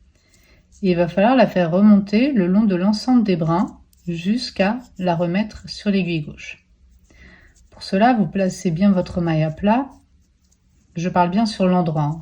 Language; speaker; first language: French; native; French